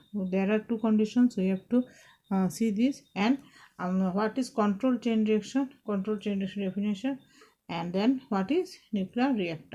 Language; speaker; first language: English; non-native, local second language; Bangla